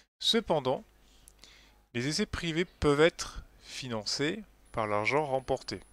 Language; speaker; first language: French; native; French